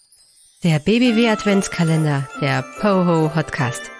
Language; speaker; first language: German; native; German